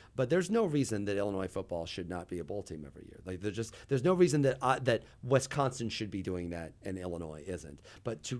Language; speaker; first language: English; native; English